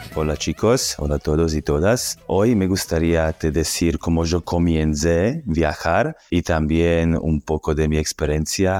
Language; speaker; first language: Spanish; non-native, fluent; Slovak